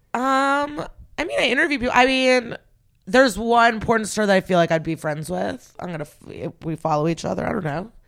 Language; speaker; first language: English; early bilingual, other home language; Russian